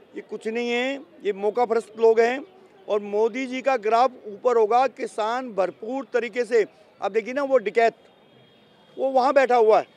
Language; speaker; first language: Hindi; native; Hindi